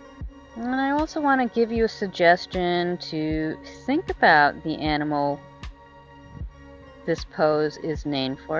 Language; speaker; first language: English; native; English